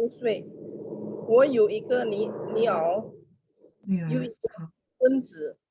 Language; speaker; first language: Chinese; non-native, learner; Indonesian